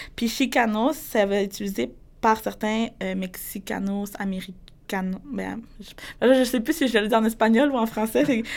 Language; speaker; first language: French; early bilingual, other home language; Spanish